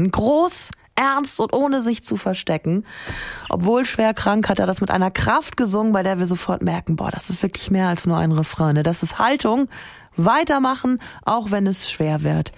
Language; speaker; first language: German; native; German